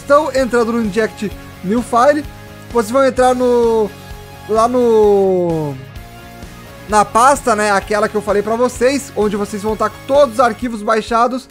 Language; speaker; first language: Portuguese; native; Portuguese